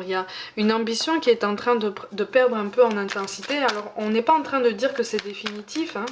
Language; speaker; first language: French; native; French